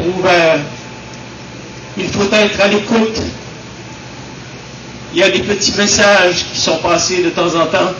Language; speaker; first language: French; native; French